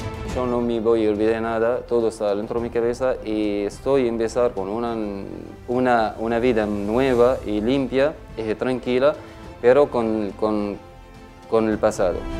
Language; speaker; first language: Spanish; non-native, learner; Arabic